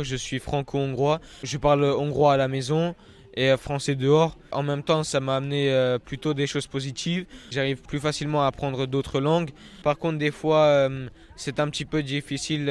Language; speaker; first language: French; early bilingual, other home language; Hungarian